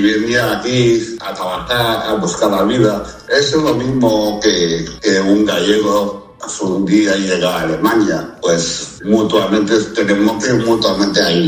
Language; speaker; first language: Spanish; non-native, fluent; Chinese